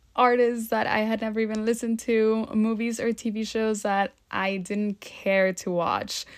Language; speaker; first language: English; early bilingual, other home language; Spanish